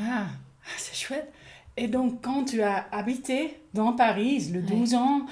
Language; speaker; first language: French; non-native, learner; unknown